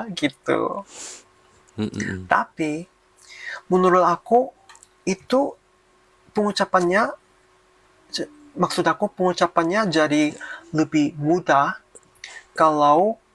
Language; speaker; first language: Indonesian; non-native, fluent; Korean